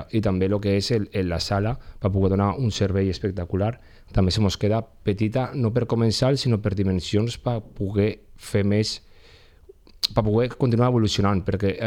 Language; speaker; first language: Catalan; native; Catalan